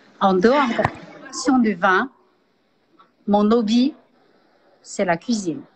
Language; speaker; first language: French; non-native, fluent; Chinese